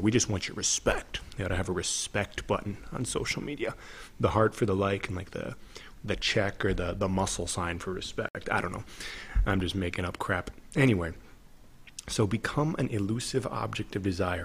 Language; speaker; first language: English; native; English